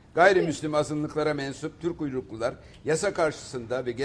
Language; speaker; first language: Turkish; native; Turkish